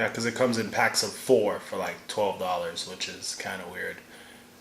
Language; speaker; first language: English; native; English